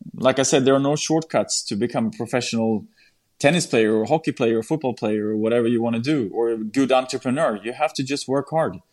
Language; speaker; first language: English; non-native, fluent; Swedish